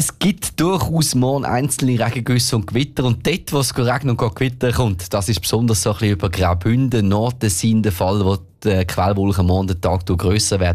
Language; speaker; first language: German; native; German